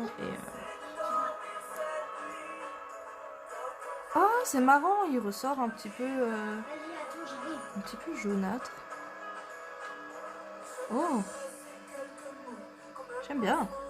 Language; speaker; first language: French; native; French